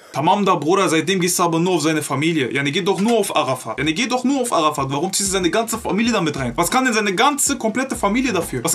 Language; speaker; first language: German; early bilingual, other home language; Turkish